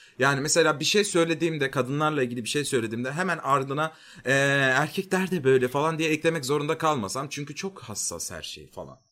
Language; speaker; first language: Turkish; native; Turkish